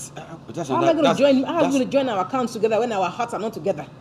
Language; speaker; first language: English; non-native, local second language; Yoruba